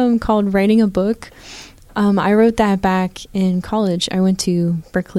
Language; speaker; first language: English; native; English